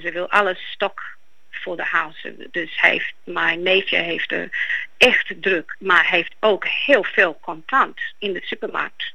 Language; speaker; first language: Dutch; non-native, fluent; Greek